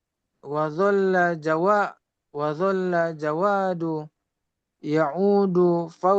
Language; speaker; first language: Arabic; non-native, learner; Indonesian